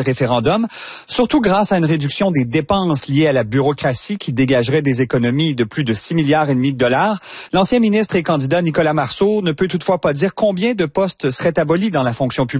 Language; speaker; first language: French; native; French